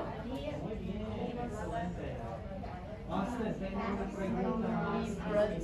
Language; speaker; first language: Spanish; non-native, fluent; English